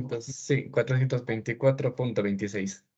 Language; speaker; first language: Spanish; native; Spanish